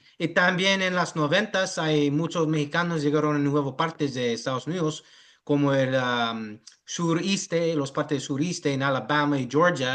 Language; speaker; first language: Spanish; early bilingual, heritage; English